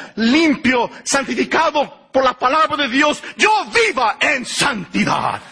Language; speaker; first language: Spanish; early bilingual, heritage; Spanish